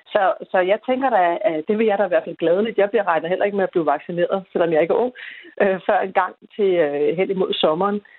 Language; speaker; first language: Danish; native; Danish